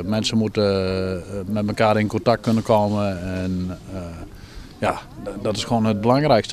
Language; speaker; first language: Dutch; native; Dutch